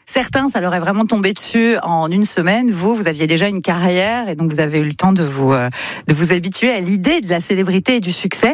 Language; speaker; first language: French; native; French